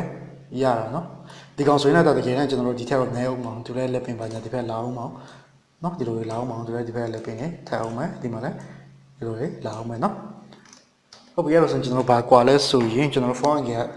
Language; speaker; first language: Burmese; native; Burmese